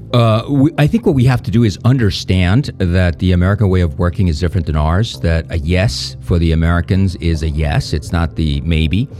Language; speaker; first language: English; non-native, fluent; Spanish